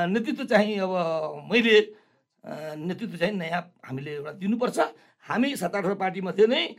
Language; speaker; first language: Nepali; non-native, local second language; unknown